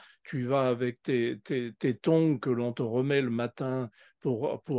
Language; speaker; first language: French; native; French